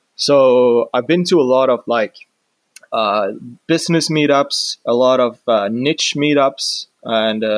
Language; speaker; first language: English; non-native, fluent; Swedish